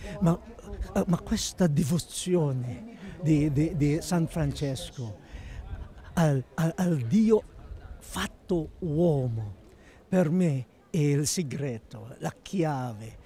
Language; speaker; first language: Italian; non-native, fluent; Filipino